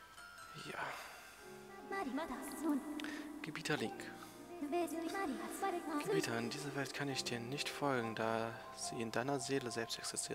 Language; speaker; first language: German; native; German